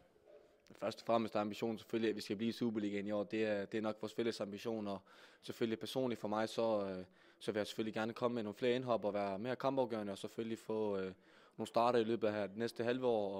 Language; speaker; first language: Danish; native; Danish